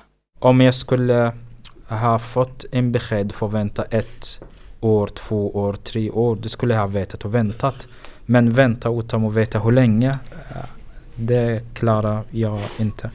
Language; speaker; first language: Swedish; non-native, fluent; Arabic